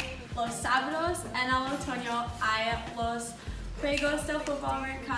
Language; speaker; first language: Spanish; non-native, learner; English